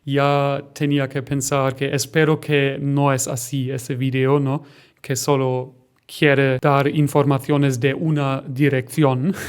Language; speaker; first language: Spanish; non-native, fluent; German